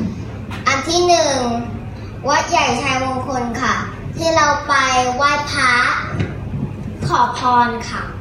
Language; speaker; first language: Thai; early bilingual, heritage; Thai